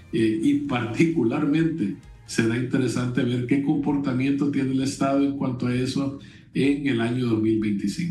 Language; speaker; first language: Spanish; native; Spanish